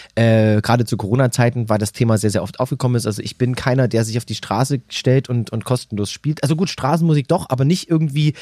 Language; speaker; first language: German; native; German